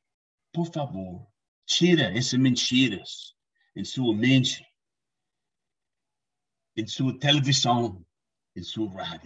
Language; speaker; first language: Portuguese; non-native, learner; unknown